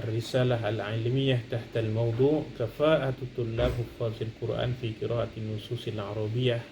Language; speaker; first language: Arabic; non-native, fluent; Indonesian